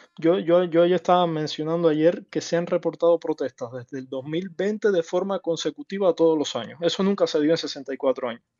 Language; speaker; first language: Spanish; native; Spanish